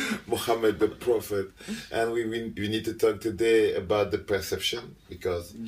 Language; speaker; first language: English; non-native, local second language; French